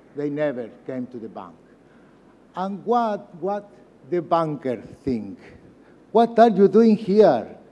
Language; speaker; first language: English; non-native, learner; Spanish